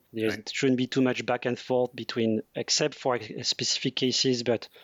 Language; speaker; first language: English; non-native, fluent; French